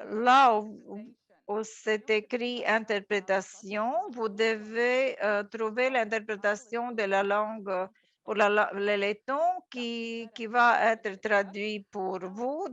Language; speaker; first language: French; non-native, fluent; Latvian